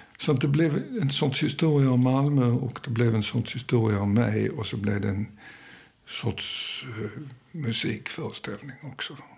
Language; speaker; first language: Swedish; early bilingual, other home language; Danish